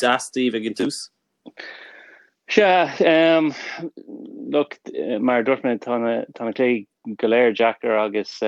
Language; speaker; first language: Irish; non-native, local second language; English